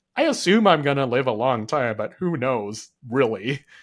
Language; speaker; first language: English; native; English